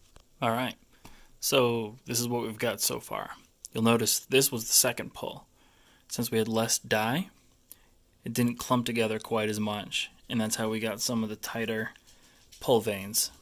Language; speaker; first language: English; native; English